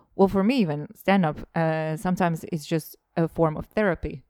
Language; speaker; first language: English; non-native, fluent; Estonian